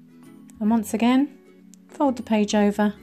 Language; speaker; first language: English; native; English